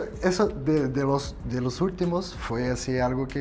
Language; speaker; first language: Spanish; non-native, fluent; Portuguese